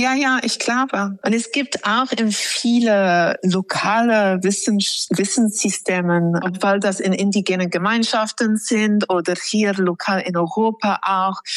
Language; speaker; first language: German; non-native, fluent; English